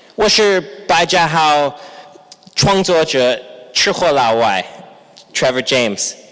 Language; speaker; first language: Chinese; non-native, fluent; English